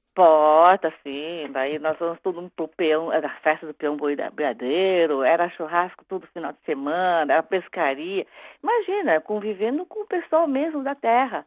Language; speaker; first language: Portuguese; native; Portuguese